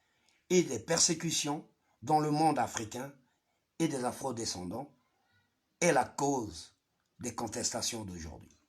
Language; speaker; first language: French; non-native, local second language; Lingala